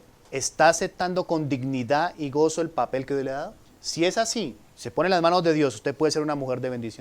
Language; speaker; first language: Spanish; native; Spanish